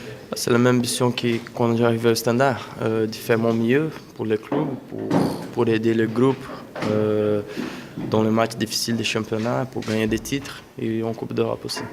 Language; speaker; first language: French; non-native, fluent; Portuguese